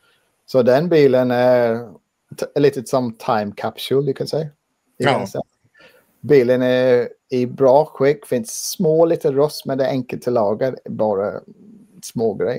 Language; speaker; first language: Swedish; non-native, fluent; English